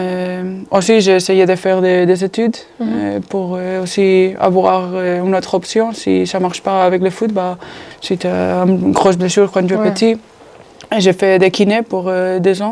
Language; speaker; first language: French; non-native, fluent; Spanish